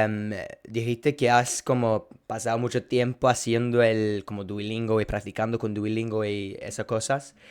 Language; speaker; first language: Spanish; non-native, fluent; English